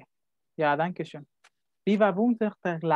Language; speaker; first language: German; non-native, fluent; Spanish